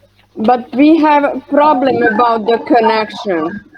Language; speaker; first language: English; non-native, learner; Hungarian